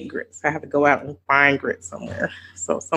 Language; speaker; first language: English; native; English